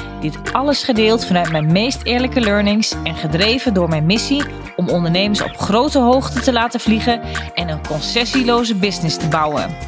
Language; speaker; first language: Dutch; native; Dutch